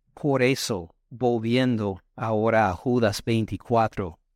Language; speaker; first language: Spanish; non-native, fluent; English